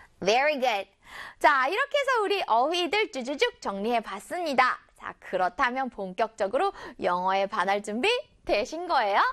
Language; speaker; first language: Korean; native; Korean